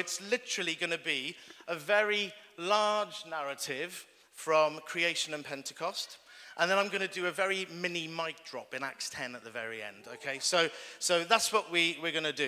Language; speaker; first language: English; native; English